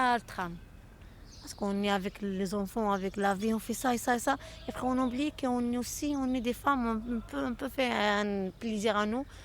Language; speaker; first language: French; non-native, learner; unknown